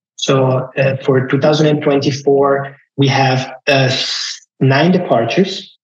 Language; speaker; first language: English; non-native, fluent; Italian